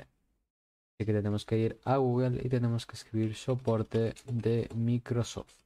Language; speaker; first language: Spanish; native; Spanish